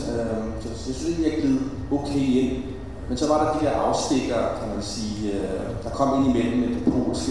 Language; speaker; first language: Danish; early bilingual, other home language; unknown